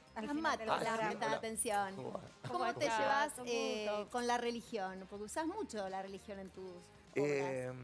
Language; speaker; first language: Spanish; native; Spanish